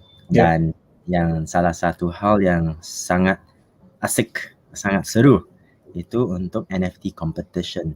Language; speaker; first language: Indonesian; non-native, fluent; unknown